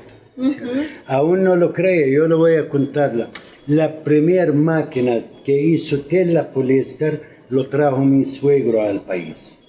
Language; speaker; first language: Spanish; non-native, fluent; Arabic